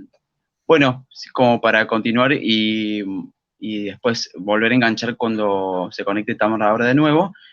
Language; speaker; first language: Spanish; native; Spanish